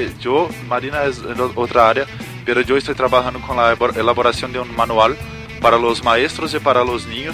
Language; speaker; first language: Spanish; non-native, learner; Portuguese